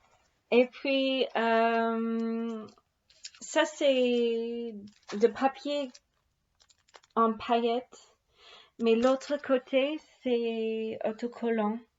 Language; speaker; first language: French; non-native, fluent; English